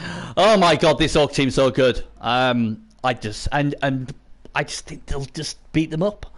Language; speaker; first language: English; native; English